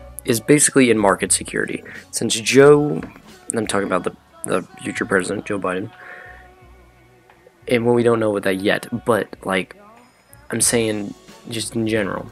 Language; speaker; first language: English; native; English